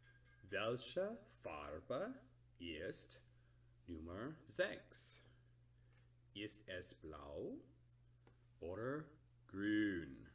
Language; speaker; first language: German; non-native, learner; English